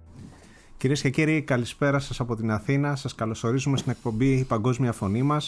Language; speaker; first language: Greek; native; Greek